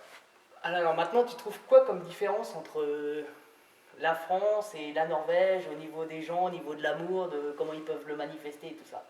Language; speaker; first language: French; native; French